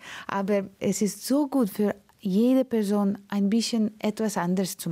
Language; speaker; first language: German; non-native, learner; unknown